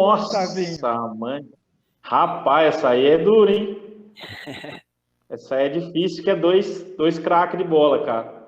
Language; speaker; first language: Portuguese; native; Portuguese